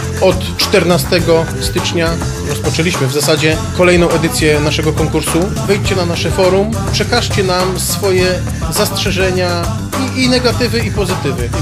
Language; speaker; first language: Polish; native; Polish